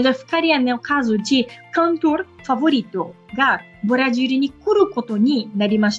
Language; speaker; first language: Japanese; non-native, fluent; Portuguese